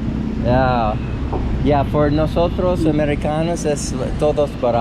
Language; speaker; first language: Spanish; non-native, learner; English